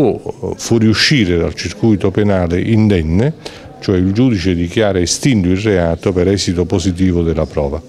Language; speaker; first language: Italian; native; Italian